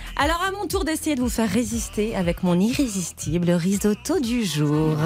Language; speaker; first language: French; native; French